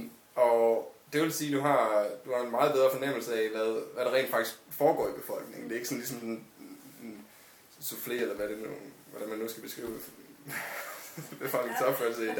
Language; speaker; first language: Danish; native; Danish